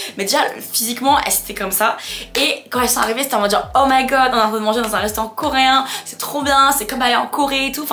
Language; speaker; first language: French; non-native, fluent; Khmer